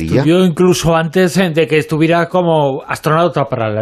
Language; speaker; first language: Spanish; native; Spanish